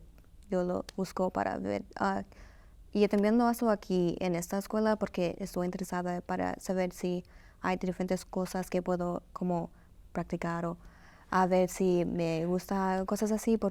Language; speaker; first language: Spanish; early bilingual, heritage; Spanish